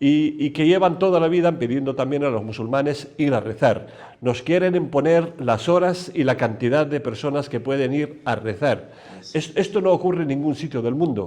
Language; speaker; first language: Spanish; non-native, fluent; Arabic